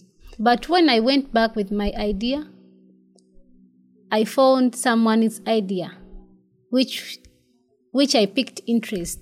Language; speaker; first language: English; non-native, local second language; Ganda